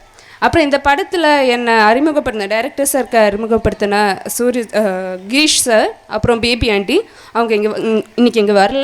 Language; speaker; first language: Tamil; non-native, learner; Malayalam